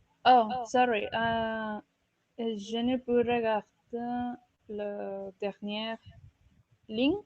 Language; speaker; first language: French; non-native, learner; Spanish